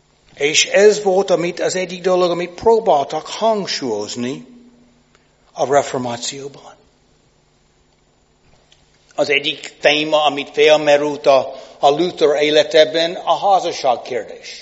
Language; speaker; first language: Hungarian; non-native, fluent; English